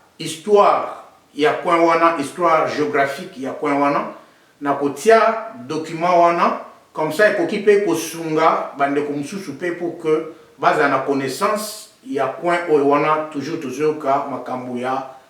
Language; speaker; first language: Lingala; native; Lingala